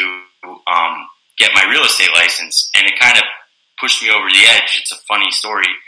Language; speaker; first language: English; native; English